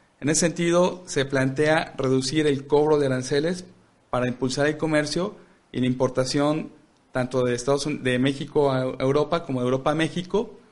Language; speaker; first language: Spanish; native; Spanish